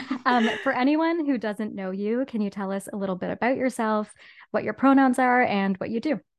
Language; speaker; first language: English; native; English